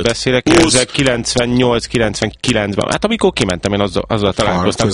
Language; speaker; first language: Hungarian; native; Hungarian